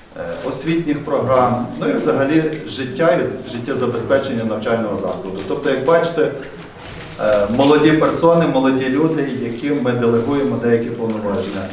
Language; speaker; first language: Ukrainian; native; Ukrainian